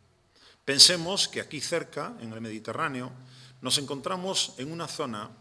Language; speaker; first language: Spanish; native; Spanish